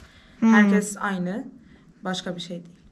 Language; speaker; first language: Turkish; non-native, fluent; Persian